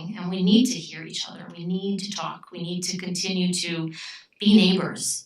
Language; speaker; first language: English; early bilingual, other home language; Romanian